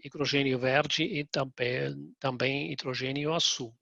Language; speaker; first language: Portuguese; non-native, fluent; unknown